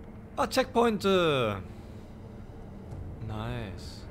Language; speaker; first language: Korean; non-native, fluent; German